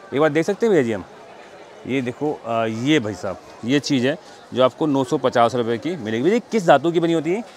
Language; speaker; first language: Hindi; native; Hindi